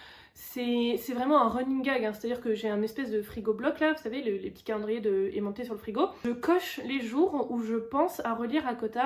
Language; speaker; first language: French; native; French